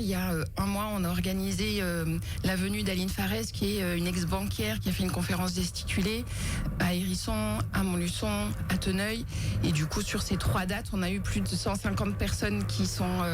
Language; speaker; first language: French; native; French